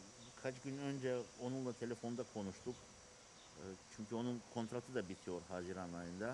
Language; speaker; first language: Turkish; non-native, learner; Russian